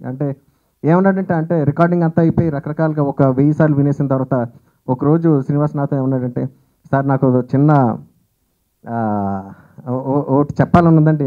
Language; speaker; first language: Telugu; native; Telugu